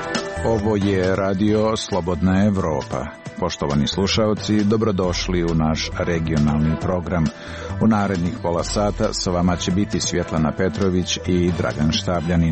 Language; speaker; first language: Serbian; native; Serbian